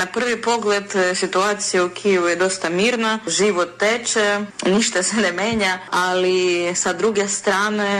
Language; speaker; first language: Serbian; non-native, fluent; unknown